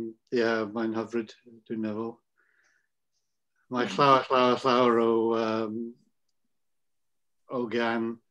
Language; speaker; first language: Welsh; non-native, learner; English